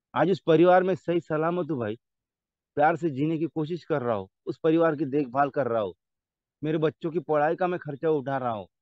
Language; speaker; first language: Hindi; non-native, local second language; Marathi